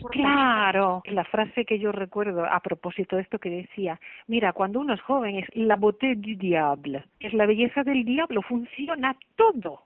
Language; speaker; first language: Spanish; native; Spanish